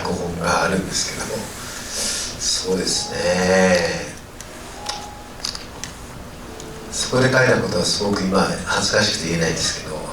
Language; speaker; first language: Japanese; native; Japanese